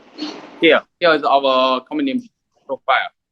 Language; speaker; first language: English; non-native, learner; Chinese